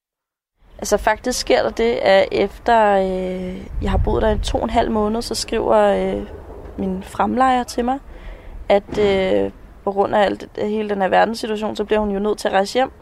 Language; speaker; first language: Danish; native; Danish